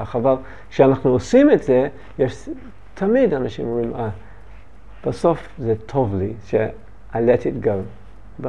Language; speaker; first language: Hebrew; non-native, learner; English